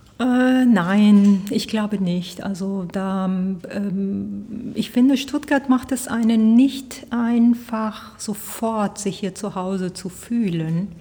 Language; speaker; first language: German; early bilingual, heritage; Spanish